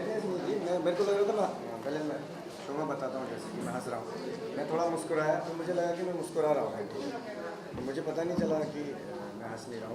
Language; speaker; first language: Hindi; native; Hindi